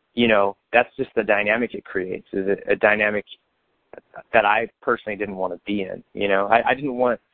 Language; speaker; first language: English; native; English